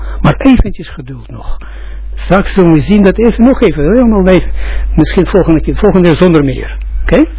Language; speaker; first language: Dutch; non-native, fluent; Russian